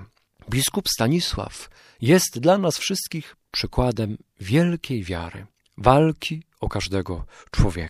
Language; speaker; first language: Polish; native; Polish